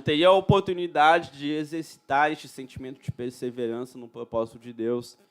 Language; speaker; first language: Portuguese; native; Portuguese